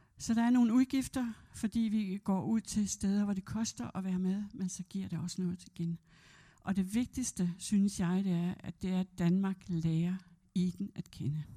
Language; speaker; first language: Danish; native; Danish